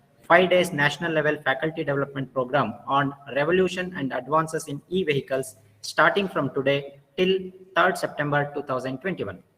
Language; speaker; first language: English; non-native, local second language; Kannada